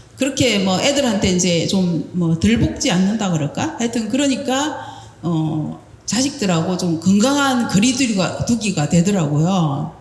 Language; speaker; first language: Korean; native; Korean